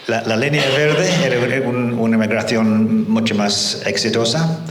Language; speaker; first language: Spanish; non-native, fluent; English